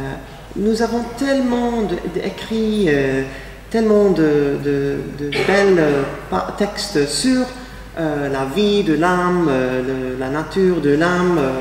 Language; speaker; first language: French; non-native, fluent; English